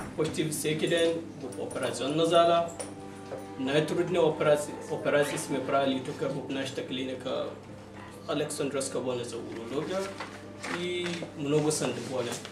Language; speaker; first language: Bulgarian; non-native, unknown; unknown